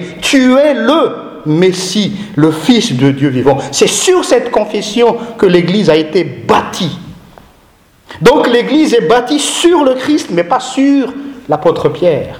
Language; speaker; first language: French; non-native, local second language; Malagasy